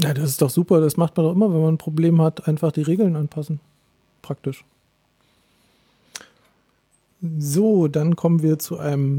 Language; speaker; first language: German; native; German